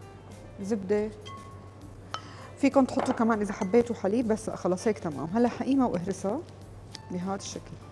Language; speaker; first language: Arabic; native; Arabic